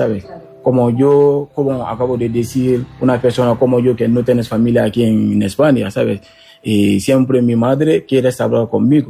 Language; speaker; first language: Spanish; non-native, learner; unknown